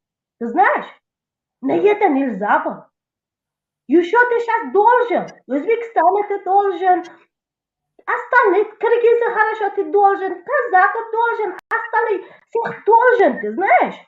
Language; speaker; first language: Russian; non-native, local second language; Tajik